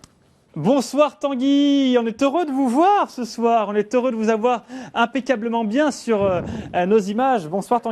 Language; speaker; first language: French; native; French